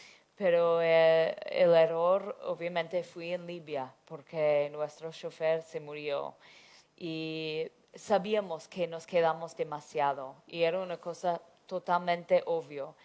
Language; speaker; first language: Spanish; non-native, fluent; English